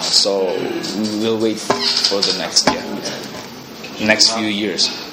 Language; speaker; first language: English; non-native, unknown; Indonesian